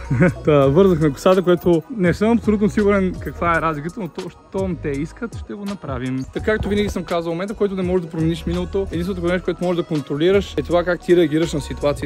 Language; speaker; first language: Bulgarian; native; Bulgarian